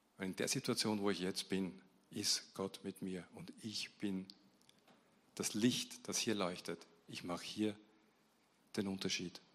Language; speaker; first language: German; native; German